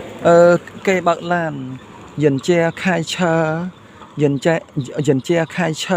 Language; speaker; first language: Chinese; non-native, learner; Khmer